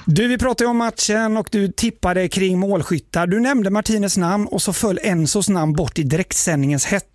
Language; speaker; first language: Swedish; native; Swedish